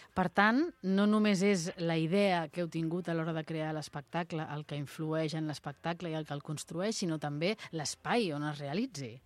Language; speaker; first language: Catalan; native; Catalan